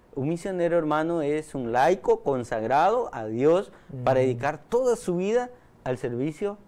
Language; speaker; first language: Spanish; native; Spanish